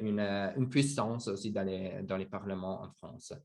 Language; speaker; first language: French; non-native, learner; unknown